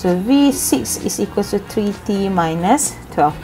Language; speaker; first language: English; non-native, local second language; Malay